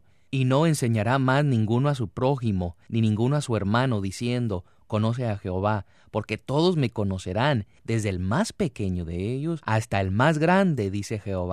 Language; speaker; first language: Spanish; native; Spanish